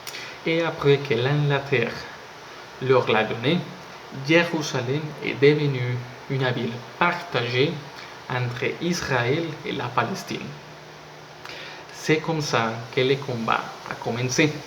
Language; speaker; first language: French; non-native, learner; Spanish